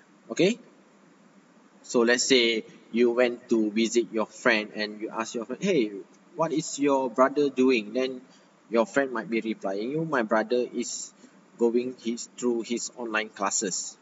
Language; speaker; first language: English; non-native, local second language; Malay